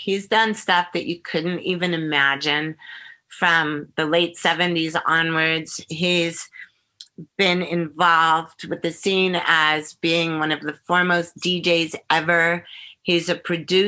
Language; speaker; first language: English; native; English